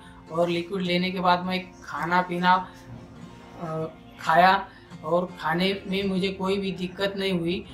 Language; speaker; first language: Hindi; non-native, local second language; Marathi